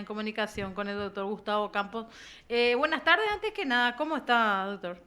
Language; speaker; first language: Spanish; native; Spanish